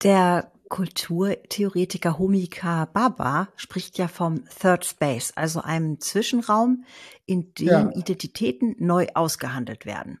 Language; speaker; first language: German; native; German